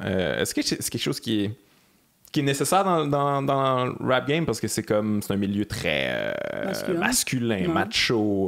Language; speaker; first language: French; native; French